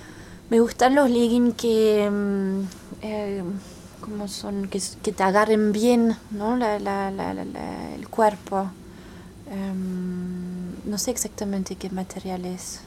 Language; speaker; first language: Spanish; early bilingual, heritage; French